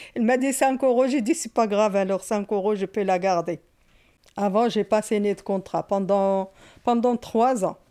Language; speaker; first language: French; non-native, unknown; Arabic